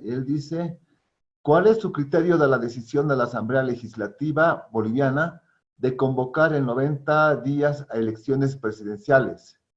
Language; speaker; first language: Spanish; native; Spanish